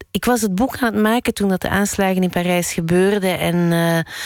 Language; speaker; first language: Dutch; native; Dutch